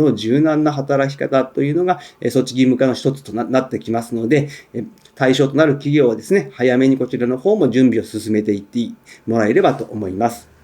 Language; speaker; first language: Japanese; native; Japanese